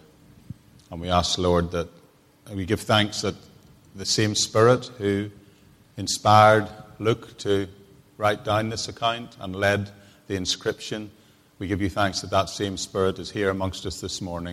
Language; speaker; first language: English; native; English